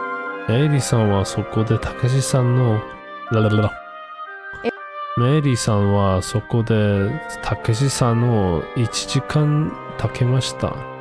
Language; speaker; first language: Japanese; non-native, learner; English